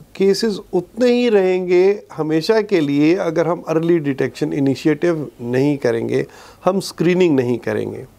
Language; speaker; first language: Urdu; non-native, local second language; Pashto